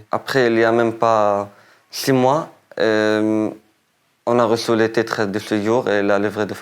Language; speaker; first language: French; non-native, learner; Arabic